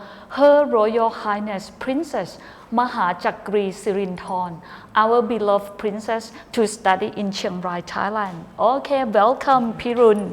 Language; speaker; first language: English; non-native, fluent; Thai